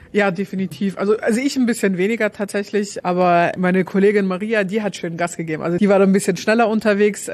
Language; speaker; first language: German; early bilingual, other home language; Russian